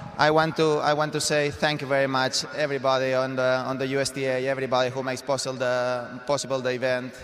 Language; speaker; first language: English; non-native, fluent; Spanish